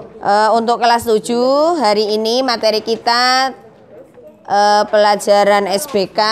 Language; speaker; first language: Indonesian; non-native, local second language; Javanese